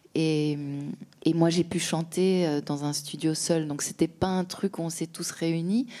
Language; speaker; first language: French; native; French